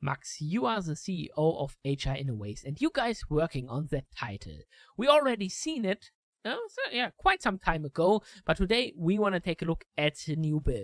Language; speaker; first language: English; non-native, fluent; German